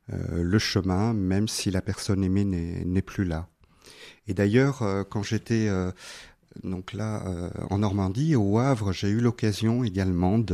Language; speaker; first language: French; native; French